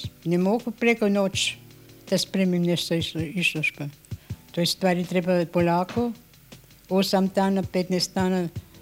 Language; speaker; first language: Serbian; non-native, learner; German